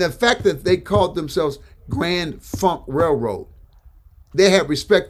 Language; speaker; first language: English; native; English